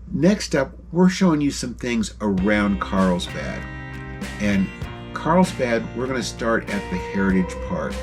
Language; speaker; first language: English; native; English